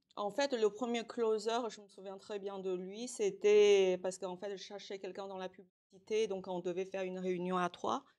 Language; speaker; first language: French; non-native, fluent; Chinese